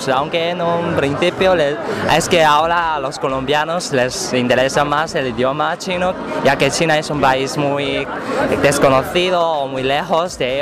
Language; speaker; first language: Spanish; non-native, fluent; Chinese